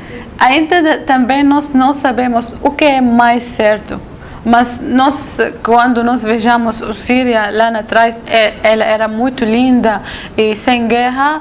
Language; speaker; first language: Portuguese; non-native, learner; Arabic